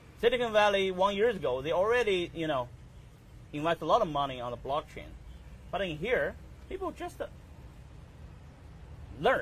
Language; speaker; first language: English; non-native, learner; Chinese